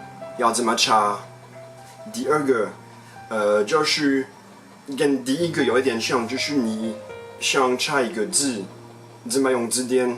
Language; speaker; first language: Chinese; non-native, fluent; French